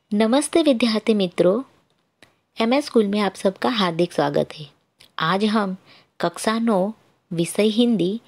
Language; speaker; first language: Hindi; non-native, local second language; Gujarati